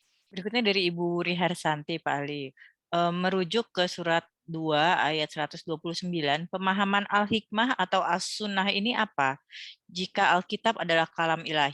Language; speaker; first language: Indonesian; native; Indonesian